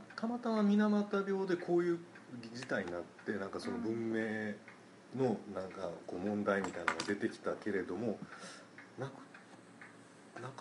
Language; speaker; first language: Japanese; native; Japanese